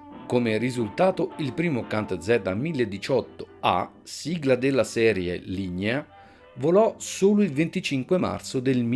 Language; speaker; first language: Italian; native; Italian